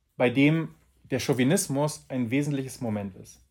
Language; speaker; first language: German; native; German